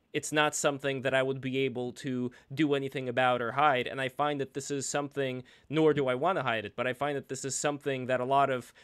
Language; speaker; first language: English; early bilingual, other home language; Russian